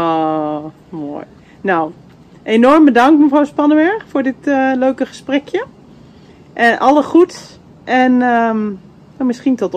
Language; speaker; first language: Dutch; native; Dutch